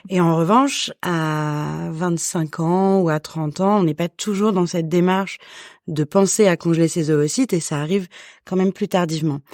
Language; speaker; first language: French; native; French